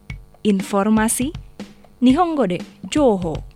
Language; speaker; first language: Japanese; non-native, fluent; Indonesian